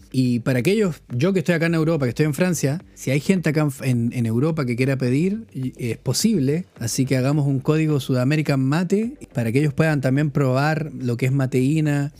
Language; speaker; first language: Spanish; native; Spanish